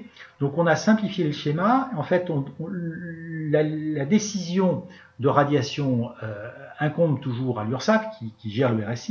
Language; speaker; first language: French; native; French